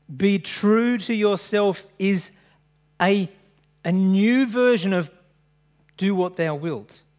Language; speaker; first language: English; native; English